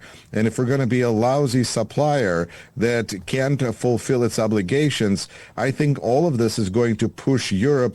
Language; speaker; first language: English; non-native, fluent; Russian